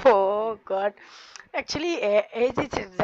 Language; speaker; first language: English; non-native, learner; Bangla